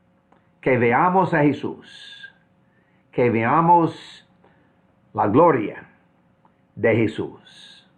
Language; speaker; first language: Spanish; non-native, fluent; English